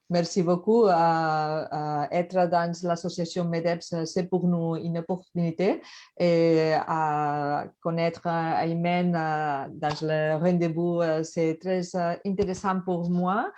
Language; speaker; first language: French; non-native, learner; Catalan